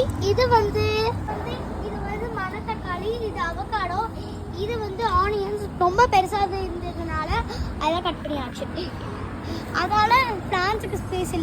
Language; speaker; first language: Tamil; early bilingual, heritage; Tamil